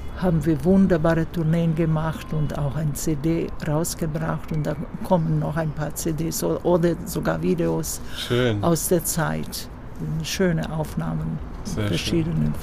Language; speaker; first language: German; non-native, fluent; Croatian